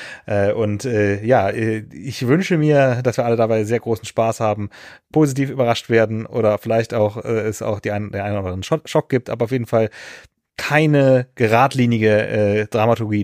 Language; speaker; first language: German; native; German